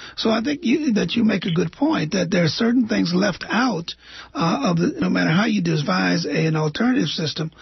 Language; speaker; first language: English; native; English